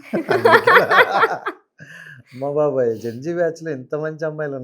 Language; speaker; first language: Telugu; native; Telugu